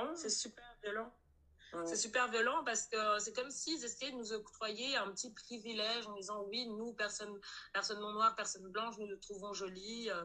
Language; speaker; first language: French; native; French